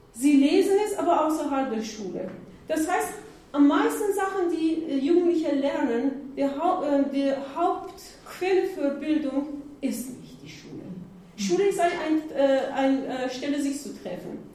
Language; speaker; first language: German; non-native, learner; Persian